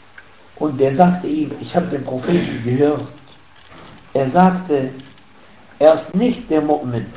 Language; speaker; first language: German; non-native, fluent; Arabic